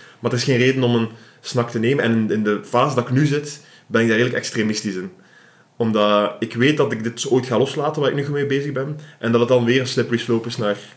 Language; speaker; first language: Dutch; native; Dutch